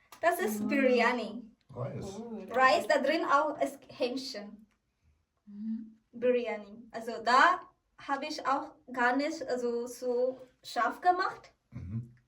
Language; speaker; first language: German; non-native, learner; Malayalam